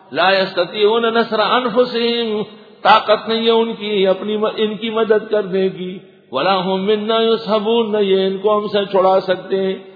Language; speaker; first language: Urdu; non-native, local second language; Pashto